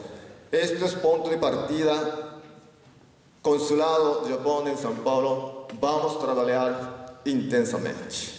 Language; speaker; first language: Spanish; non-native, learner; Japanese